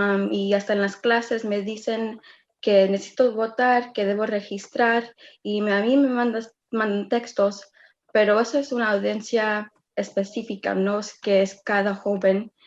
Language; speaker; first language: Spanish; early bilingual, heritage; Spanish